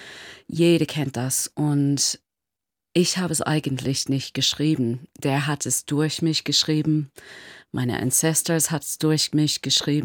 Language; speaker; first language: German; non-native, learner; English